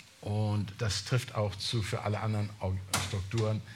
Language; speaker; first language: German; non-native, fluent; English